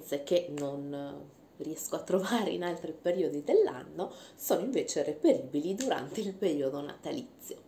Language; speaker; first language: Italian; native; Italian